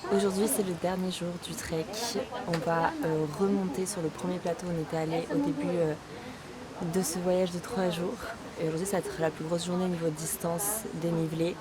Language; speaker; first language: French; native; French